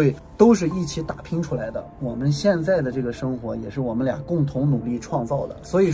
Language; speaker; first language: Chinese; native; Chinese